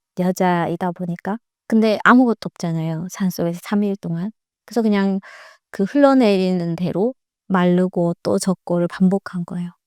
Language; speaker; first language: Korean; native; Korean